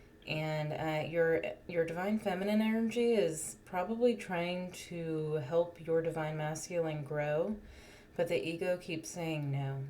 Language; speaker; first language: English; native; English